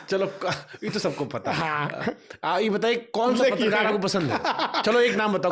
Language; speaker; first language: Hindi; native; Hindi